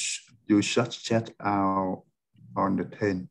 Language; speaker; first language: English; non-native, learner; Vietnamese